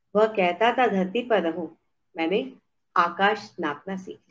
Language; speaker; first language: Hindi; native; Hindi